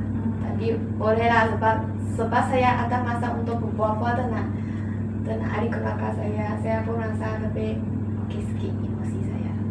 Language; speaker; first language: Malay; non-native, local second language; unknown